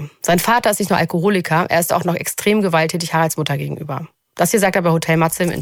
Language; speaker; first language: German; native; German